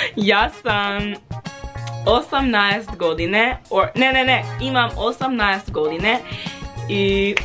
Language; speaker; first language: Serbian; non-native, learner; English